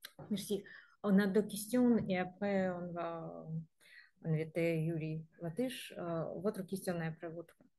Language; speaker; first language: French; non-native, learner; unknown